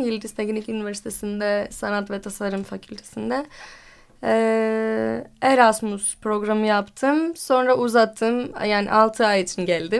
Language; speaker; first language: Turkish; non-native, fluent; Greek